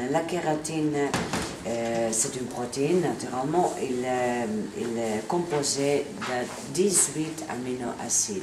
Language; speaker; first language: French; non-native, learner; Italian